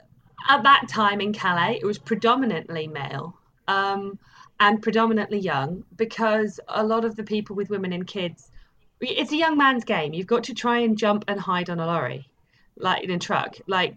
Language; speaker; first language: English; native; English